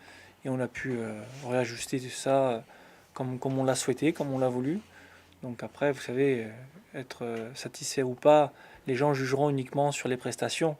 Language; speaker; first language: French; native; French